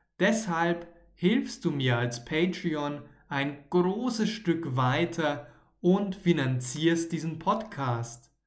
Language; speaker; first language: German; native; German